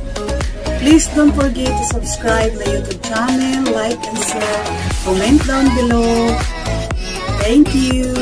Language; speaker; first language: English; non-native, local second language; Filipino